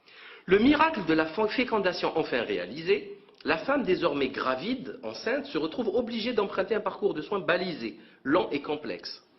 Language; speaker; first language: French; native; French